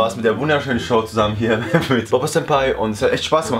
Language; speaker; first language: German; native; German